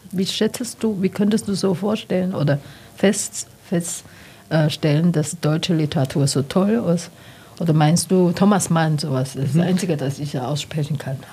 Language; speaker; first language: German; non-native, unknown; Chinese